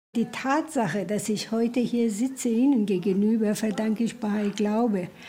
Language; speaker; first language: German; non-native, fluent; Persian